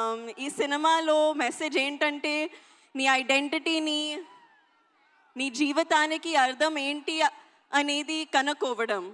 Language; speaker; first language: Telugu; non-native, learner; Hindi